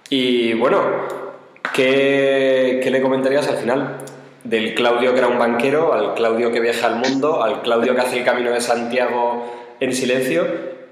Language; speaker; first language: Spanish; native; Spanish